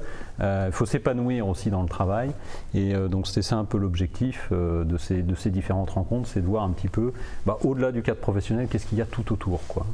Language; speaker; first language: French; native; French